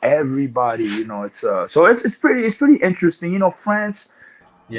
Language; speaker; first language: English; native; English